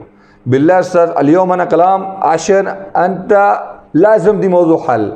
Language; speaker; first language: Arabic; non-native, learner; Urdu